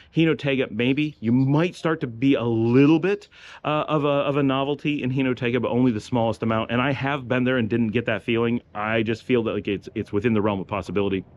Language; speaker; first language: English; native; English